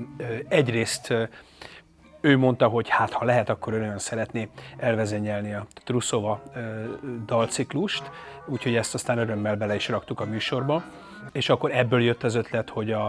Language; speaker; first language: Hungarian; native; Hungarian